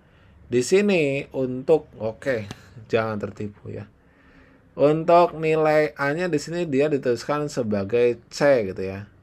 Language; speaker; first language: Indonesian; native; Indonesian